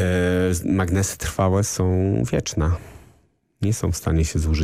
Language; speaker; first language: Polish; native; Polish